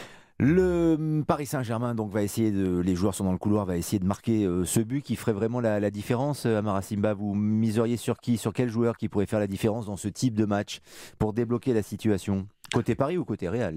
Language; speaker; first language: French; native; French